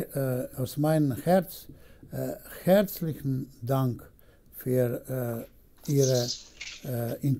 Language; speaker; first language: German; non-native, learner; Slovenian